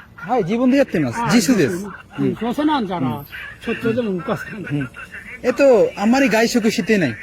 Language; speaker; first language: Japanese; non-native, learner; Bangla